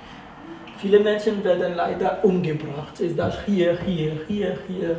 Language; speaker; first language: German; non-native, fluent; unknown